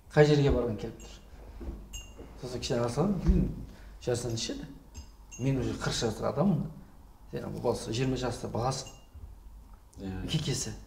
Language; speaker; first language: Kazakh; non-native, fluent; Turkish